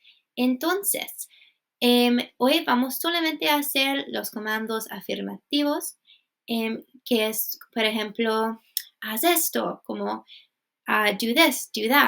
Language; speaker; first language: Spanish; non-native, fluent; English